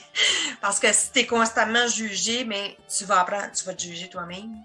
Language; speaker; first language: French; native; French